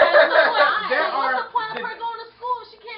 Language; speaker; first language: English; early bilingual, other home language; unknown